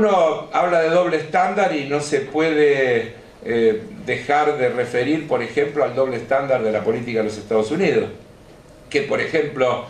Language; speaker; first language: Spanish; native; Spanish